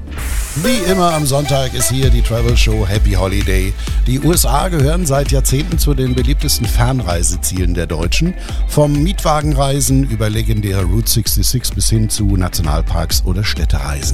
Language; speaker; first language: German; native; German